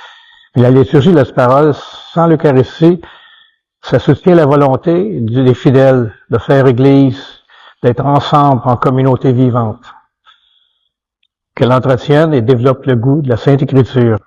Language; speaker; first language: French; native; French